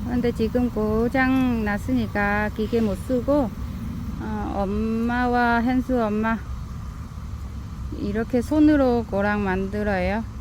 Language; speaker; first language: Korean; non-native, learner; Vietnamese